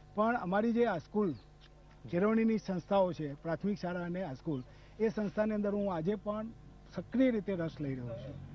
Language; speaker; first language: Gujarati; native; Gujarati